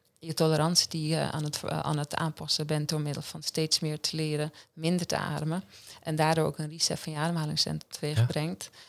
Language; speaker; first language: Dutch; non-native, fluent; Swiss German